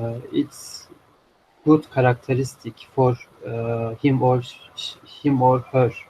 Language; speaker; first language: English; non-native, learner; Turkish